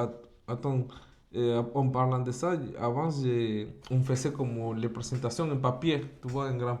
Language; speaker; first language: French; non-native, fluent; Spanish